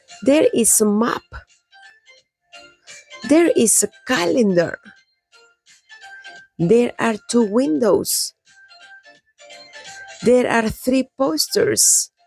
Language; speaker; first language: English; non-native, fluent; Spanish